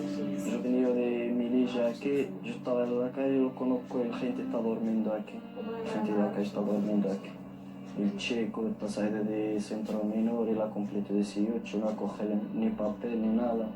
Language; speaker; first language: Spanish; non-native, learner; Arabic